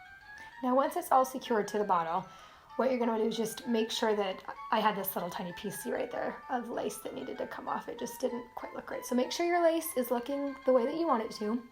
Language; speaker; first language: English; native; English